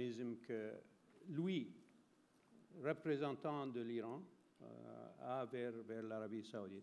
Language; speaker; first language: French; non-native, fluent; Arabic